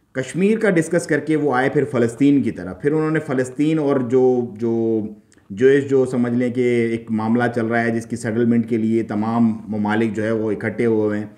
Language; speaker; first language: Urdu; native; Urdu